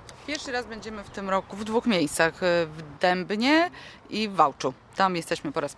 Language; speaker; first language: Polish; native; Polish